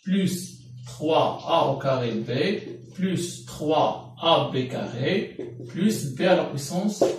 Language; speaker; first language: French; non-native, local second language; Arabic